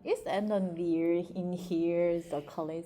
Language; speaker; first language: English; non-native, learner; Korean